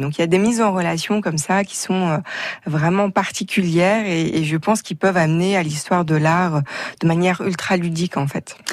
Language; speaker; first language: French; native; French